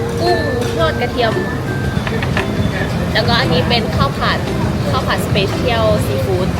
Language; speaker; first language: Thai; native; Thai